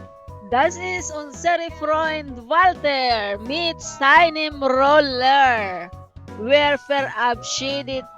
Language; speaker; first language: German; non-native, learner; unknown